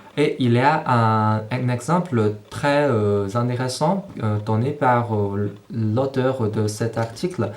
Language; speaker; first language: French; non-native, fluent; Chinese